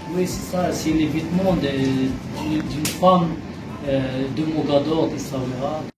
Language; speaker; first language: French; non-native, local second language; Arabic